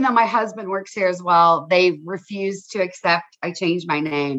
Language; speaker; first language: English; native; English